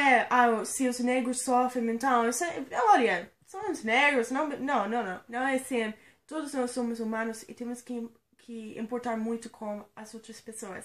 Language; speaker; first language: Portuguese; non-native, fluent; English